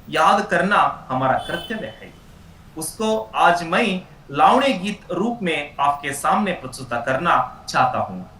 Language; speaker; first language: Hindi; non-native, local second language; Kannada